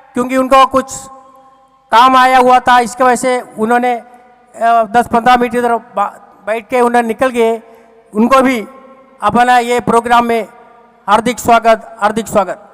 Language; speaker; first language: Hindi; non-native, local second language; Malayalam